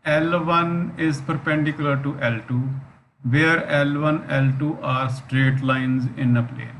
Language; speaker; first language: English; non-native, local second language; Punjabi